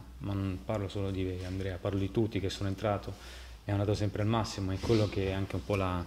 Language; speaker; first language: Italian; non-native, fluent; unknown